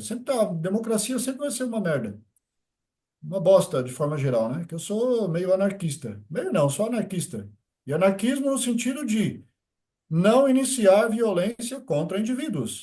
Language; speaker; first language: Portuguese; native; Portuguese